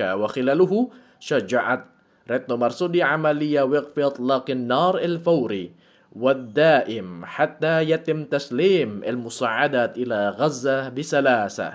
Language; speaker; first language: Arabic; non-native, fluent; Indonesian